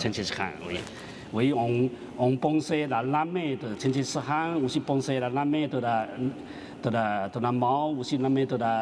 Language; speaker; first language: French; non-native, learner; Chinese